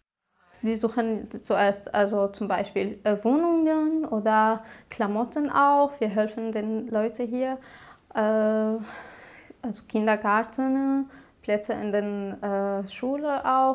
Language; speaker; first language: German; non-native, fluent; Arabic